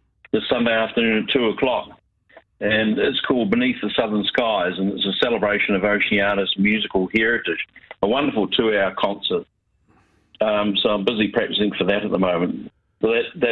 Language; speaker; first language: English; native; English